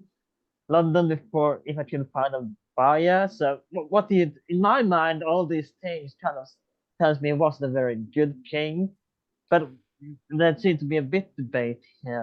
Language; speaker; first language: English; non-native, fluent; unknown